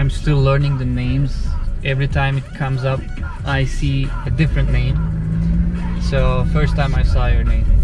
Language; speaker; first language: English; non-native, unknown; Turkish